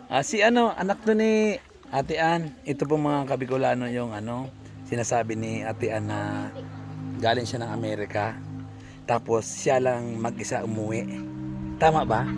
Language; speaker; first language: Filipino; non-native, local second language; Bikol